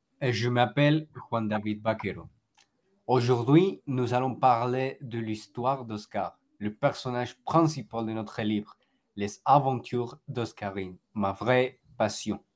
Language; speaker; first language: French; non-native, learner; Spanish